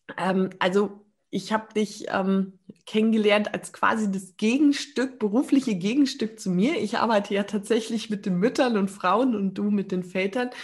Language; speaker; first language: German; native; German